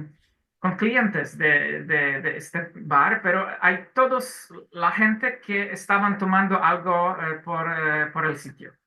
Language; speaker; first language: Spanish; non-native, learner; Polish